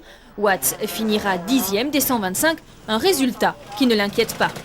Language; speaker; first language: French; native; French